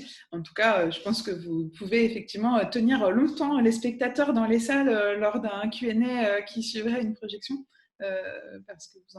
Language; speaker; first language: French; native; French